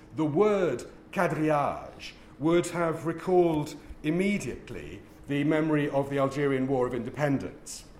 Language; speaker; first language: English; native; English